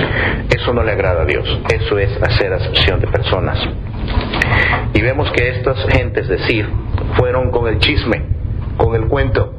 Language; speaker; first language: Spanish; native; Spanish